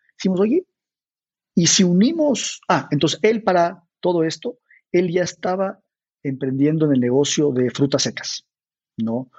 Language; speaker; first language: Spanish; native; Spanish